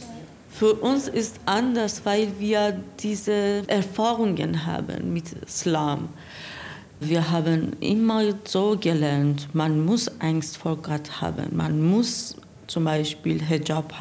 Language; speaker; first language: German; non-native, learner; Persian